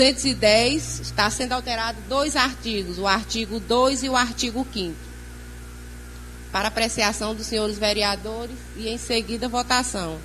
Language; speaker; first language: Portuguese; native; Portuguese